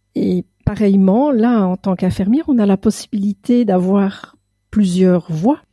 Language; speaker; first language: French; native; French